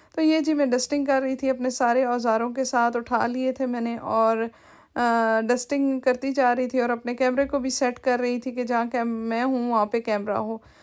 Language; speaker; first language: Urdu; non-native, local second language; Punjabi